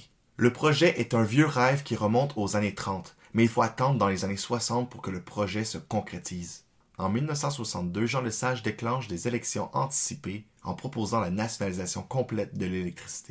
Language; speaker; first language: French; native; French